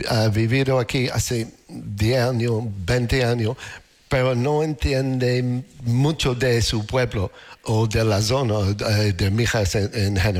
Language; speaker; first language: Spanish; non-native, learner; English